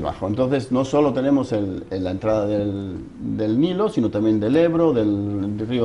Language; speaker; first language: Spanish; native; Spanish